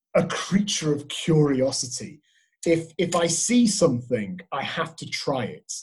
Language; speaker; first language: English; native; English